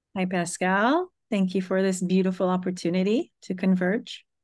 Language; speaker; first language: English; early bilingual, other home language; Hebrew